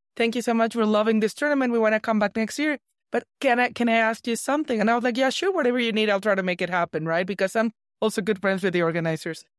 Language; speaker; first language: English; non-native, fluent; Spanish